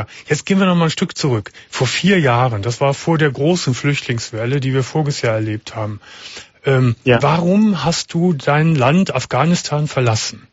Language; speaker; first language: German; native; German